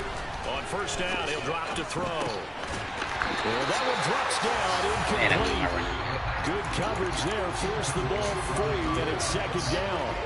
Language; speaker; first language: English; native; English